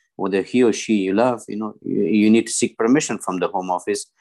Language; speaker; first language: English; non-native, fluent; Persian